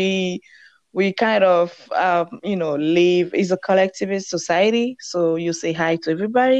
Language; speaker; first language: English; non-native, fluent; French